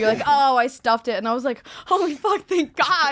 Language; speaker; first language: English; native; English